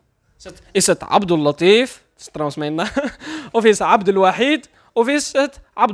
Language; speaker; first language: Dutch; native; Dutch